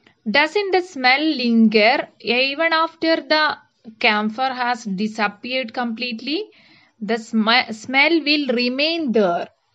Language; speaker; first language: English; non-native, local second language; Malayalam